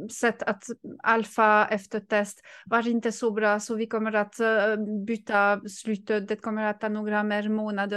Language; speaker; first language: Swedish; non-native, fluent; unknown